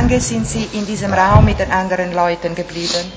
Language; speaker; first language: German; non-native, local second language; Italian